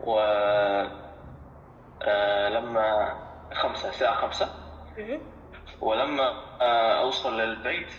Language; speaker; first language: Arabic; non-native, learner; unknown